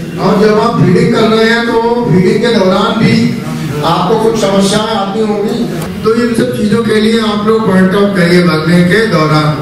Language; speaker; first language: Hindi; native; Hindi